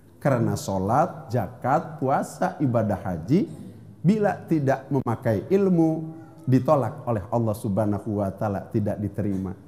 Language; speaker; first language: Indonesian; non-native, local second language; Sundanese